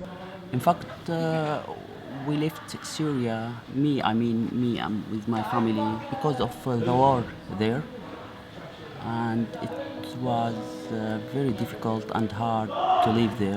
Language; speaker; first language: English; non-native, learner; Arabic